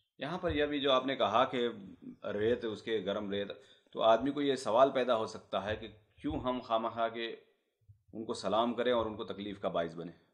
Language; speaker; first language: Urdu; native; Urdu